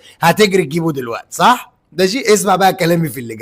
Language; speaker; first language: Arabic; native; Arabic